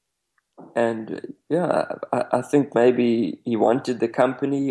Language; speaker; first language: English; native; English